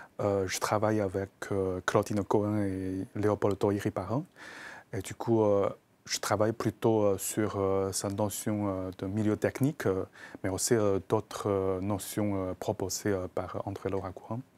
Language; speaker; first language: French; non-native, fluent; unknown